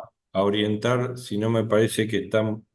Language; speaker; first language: Spanish; native; Spanish